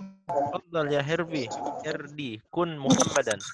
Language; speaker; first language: Arabic; non-native, fluent; Indonesian